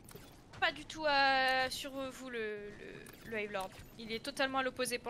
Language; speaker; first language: French; native; French